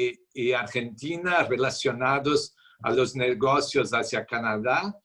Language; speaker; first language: Spanish; non-native, fluent; Portuguese